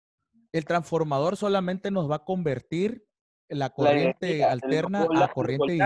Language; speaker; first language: Spanish; native; Spanish